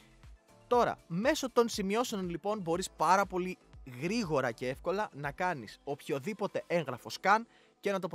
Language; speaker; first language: Greek; native; Greek